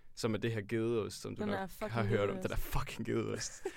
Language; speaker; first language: Danish; native; Danish